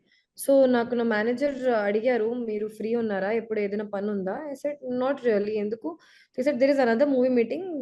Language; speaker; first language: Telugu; non-native, fluent; Hindi